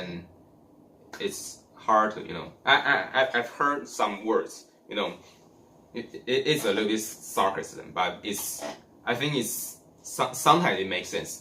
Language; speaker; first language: English; non-native, learner; Chinese